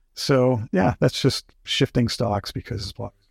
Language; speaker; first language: English; native; English